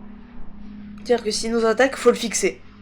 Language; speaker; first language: French; native; French